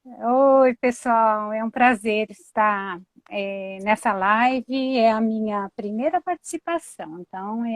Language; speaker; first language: Portuguese; native; Portuguese